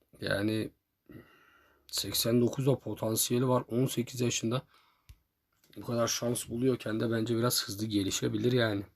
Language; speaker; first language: Turkish; native; Turkish